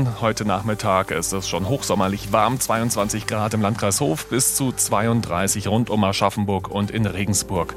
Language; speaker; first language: German; native; German